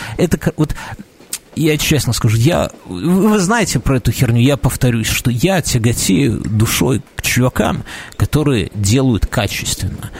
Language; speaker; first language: Russian; native; Russian